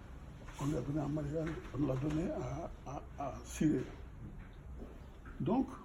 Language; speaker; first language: French; non-native, local second language; Fula